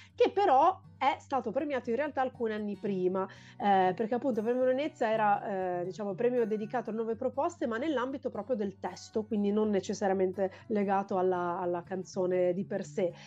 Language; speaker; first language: Italian; native; Italian